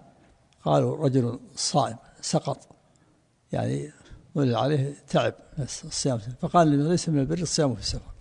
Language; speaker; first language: Arabic; native; Arabic